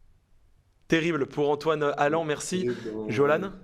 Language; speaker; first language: French; native; French